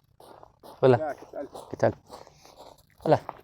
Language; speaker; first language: Spanish; non-native, learner; English